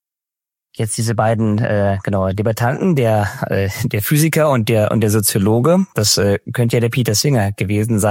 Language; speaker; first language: German; native; German